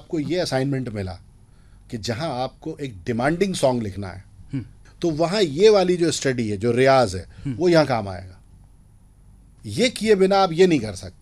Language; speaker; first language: Hindi; native; Hindi